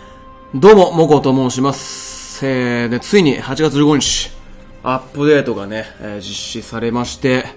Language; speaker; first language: Japanese; native; Japanese